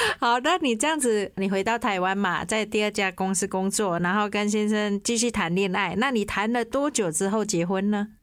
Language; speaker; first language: Chinese; native; Chinese